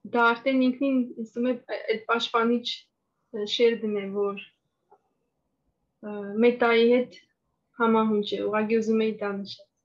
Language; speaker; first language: Armenian; native; Armenian